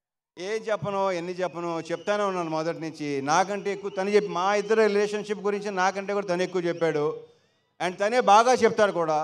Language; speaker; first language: Telugu; native; Telugu